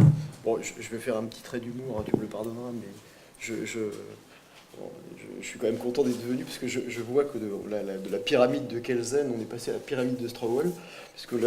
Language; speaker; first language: French; native; French